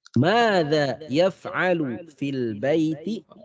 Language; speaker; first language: Arabic; non-native, fluent; Indonesian